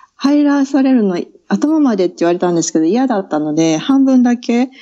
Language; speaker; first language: Japanese; native; Japanese